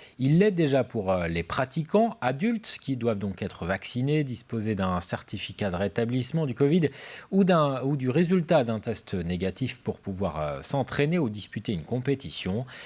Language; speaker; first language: French; native; French